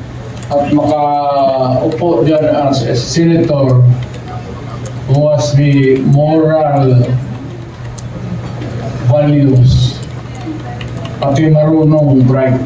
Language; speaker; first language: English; non-native, local second language; Cebuano